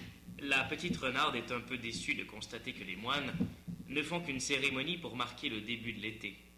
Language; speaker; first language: French; native; French